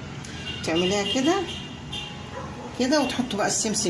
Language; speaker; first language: Arabic; native; Arabic